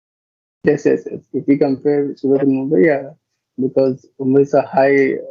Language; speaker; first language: English; non-native, learner; Hindi